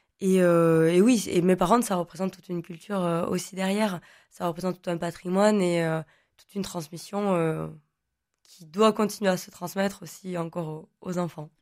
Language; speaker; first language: French; non-native, local second language; Occitan